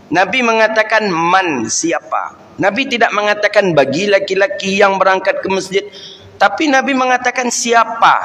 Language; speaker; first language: Malay; non-native, local second language; Minangkabau